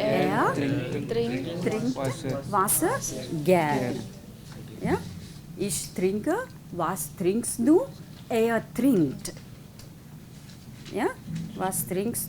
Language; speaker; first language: German; non-native, fluent; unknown